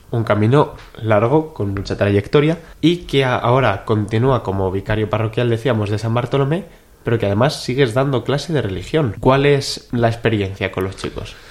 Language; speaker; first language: Spanish; native; Spanish